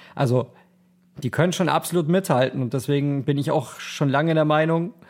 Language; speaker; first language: German; native; German